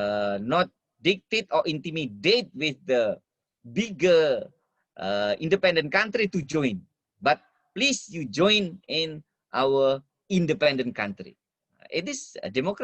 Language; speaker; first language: English; non-native, fluent; Indonesian